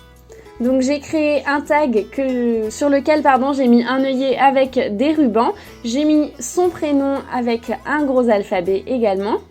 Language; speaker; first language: French; native; French